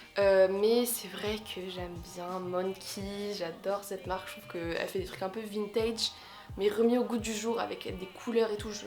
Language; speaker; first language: French; native; French